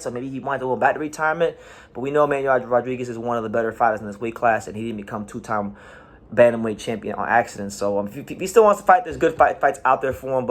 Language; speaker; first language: English; native; English